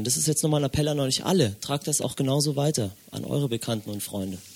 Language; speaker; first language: German; native; German